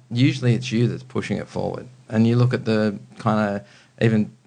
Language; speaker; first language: English; native; English